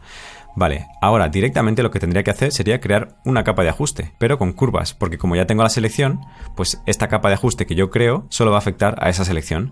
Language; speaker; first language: Spanish; native; Spanish